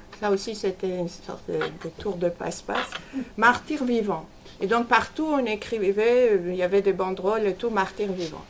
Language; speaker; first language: French; non-native, fluent; Persian